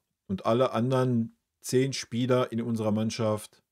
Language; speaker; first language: German; native; German